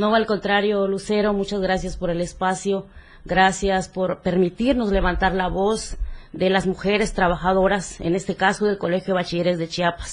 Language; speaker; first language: Spanish; native; Spanish